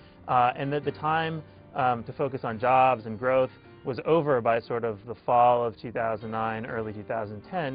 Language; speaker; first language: English; native; English